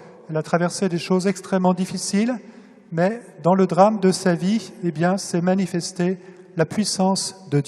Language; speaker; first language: French; native; French